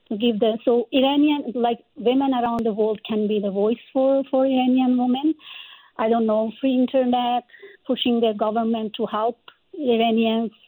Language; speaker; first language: English; non-native, fluent; Persian